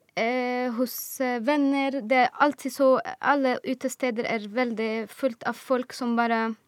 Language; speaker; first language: Norwegian; non-native, fluent; Arabic